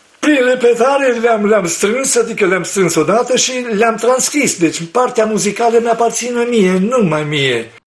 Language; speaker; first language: Romanian; non-native, local second language; Ukrainian